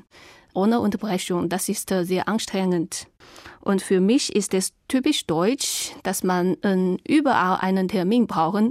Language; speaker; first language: German; non-native, fluent; Chinese